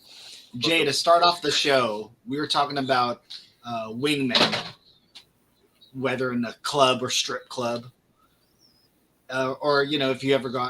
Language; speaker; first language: English; native; English